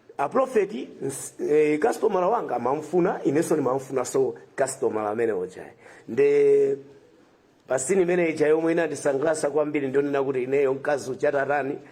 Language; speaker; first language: Nyanja; non-native, local second language; Tumbuka